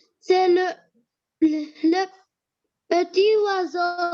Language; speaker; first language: French; non-native, learner; Arabic